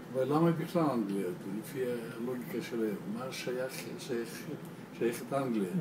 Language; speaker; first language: Hebrew; non-native, learner; Russian